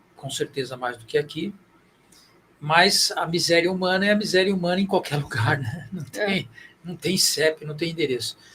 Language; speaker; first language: Portuguese; native; Portuguese